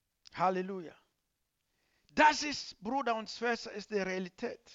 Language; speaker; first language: German; non-native, learner; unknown